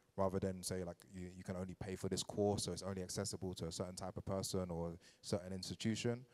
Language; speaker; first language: English; native; English